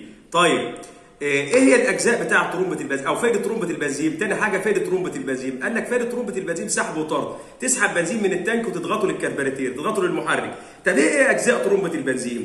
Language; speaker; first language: Arabic; native; Arabic